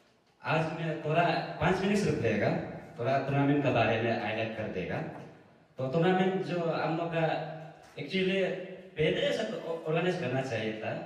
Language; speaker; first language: Hindi; non-native, local second language; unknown